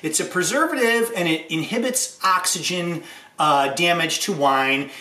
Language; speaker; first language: English; native; English